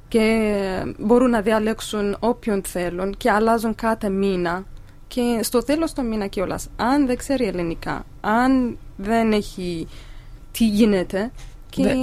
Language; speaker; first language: Greek; non-native, learner; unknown